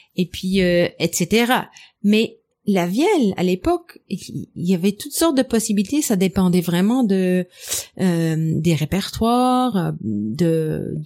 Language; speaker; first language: French; non-native, fluent; English